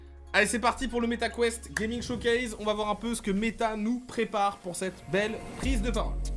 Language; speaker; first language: French; native; French